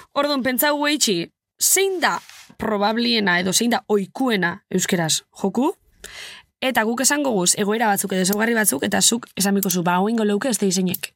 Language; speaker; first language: Basque; native; Basque